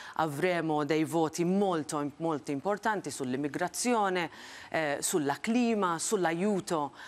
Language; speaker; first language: Italian; non-native, fluent; Maltese